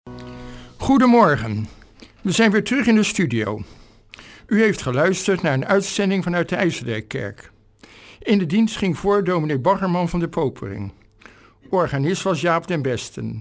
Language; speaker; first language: Dutch; native; Dutch